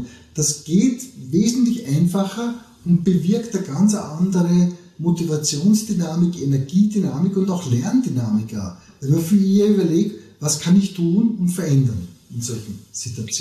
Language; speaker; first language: German; native; German